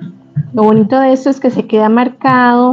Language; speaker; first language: Spanish; native; Spanish